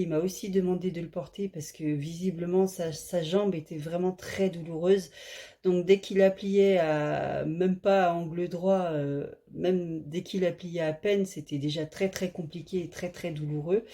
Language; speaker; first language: French; native; French